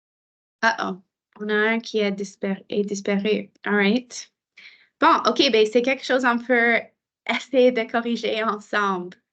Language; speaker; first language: French; non-native, local second language; English